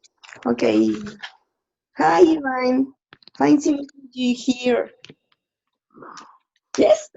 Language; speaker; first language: English; non-native, learner; Spanish